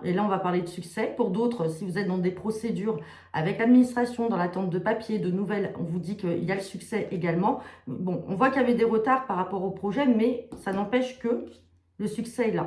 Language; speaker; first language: French; native; French